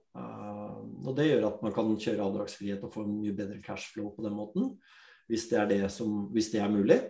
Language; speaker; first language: Norwegian; early bilingual, other home language; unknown